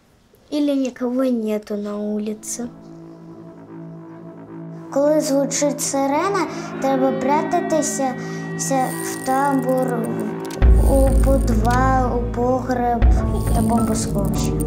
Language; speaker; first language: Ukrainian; non-native, local second language; Russian